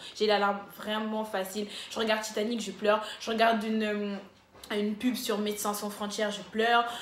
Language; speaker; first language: French; early bilingual, other home language; Lingala